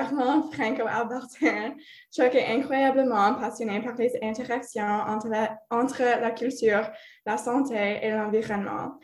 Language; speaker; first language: French; non-native, local second language; English